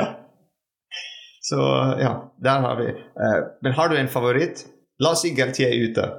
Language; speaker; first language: Norwegian; non-native, fluent; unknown